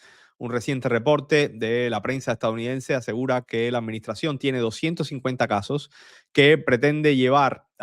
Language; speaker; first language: Spanish; native; Spanish